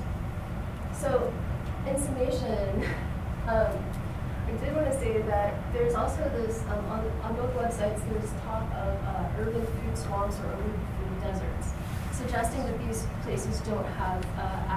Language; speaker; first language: English; native; English